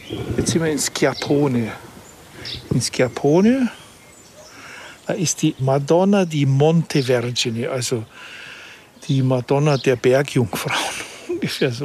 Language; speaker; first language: German; native; German